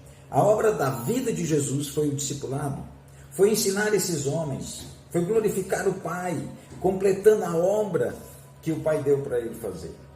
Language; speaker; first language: Portuguese; native; Portuguese